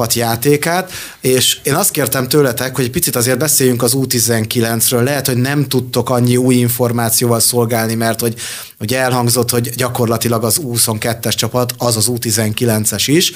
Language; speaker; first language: Hungarian; native; Hungarian